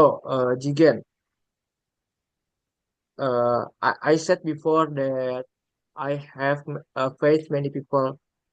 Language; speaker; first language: English; non-native, learner; Indonesian